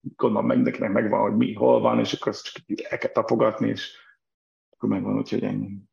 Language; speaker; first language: Hungarian; native; Hungarian